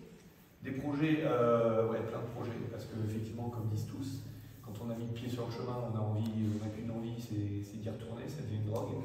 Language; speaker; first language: French; native; French